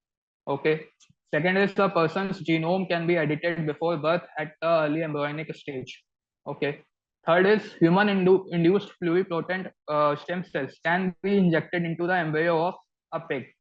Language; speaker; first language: English; non-native, local second language; Hindi